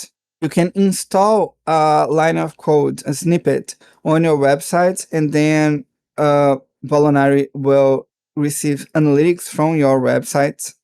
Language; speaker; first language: English; non-native, fluent; Portuguese